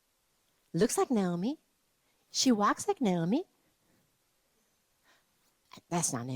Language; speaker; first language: English; native; English